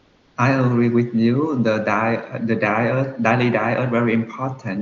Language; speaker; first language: English; non-native, learner; Vietnamese